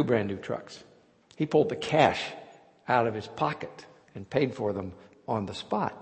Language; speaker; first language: English; native; English